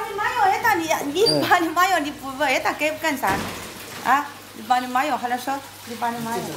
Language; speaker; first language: Russian; non-native, learner; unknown